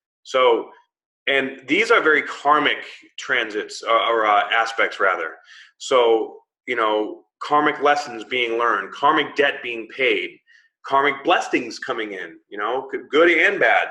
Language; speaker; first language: English; native; English